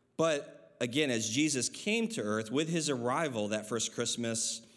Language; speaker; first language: English; native; English